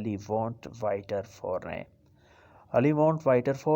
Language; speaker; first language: German; non-native, fluent; Urdu